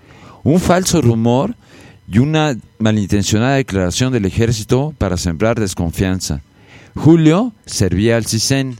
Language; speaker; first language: Spanish; native; Spanish